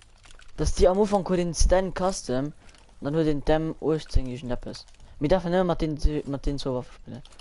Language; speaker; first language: German; non-native, local second language; Luxembourgish